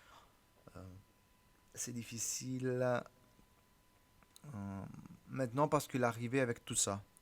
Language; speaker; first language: French; non-native, learner; Italian